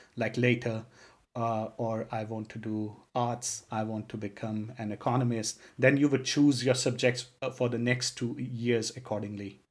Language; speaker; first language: English; non-native, local second language; Punjabi